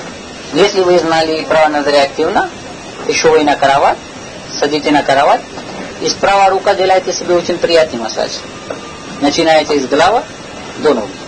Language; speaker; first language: Russian; non-native, learner; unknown